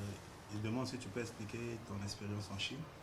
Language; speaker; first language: French; non-native, fluent; Turkish